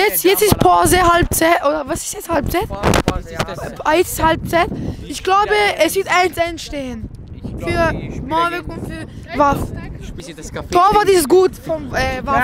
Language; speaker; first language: German; non-native, learner; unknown